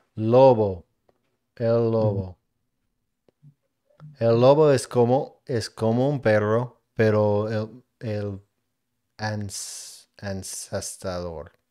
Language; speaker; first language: Spanish; non-native, learner; English